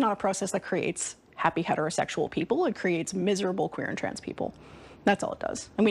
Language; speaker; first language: English; native; English